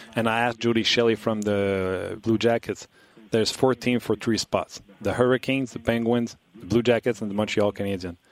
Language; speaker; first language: English; non-native, fluent; French